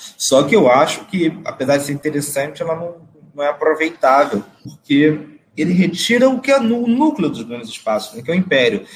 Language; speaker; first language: Portuguese; native; Portuguese